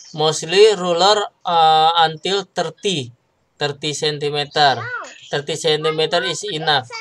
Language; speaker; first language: English; non-native, learner; Indonesian